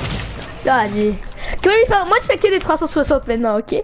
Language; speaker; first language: French; native; French